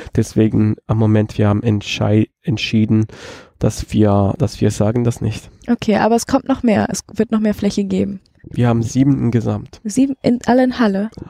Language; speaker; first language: German; non-native, fluent; Italian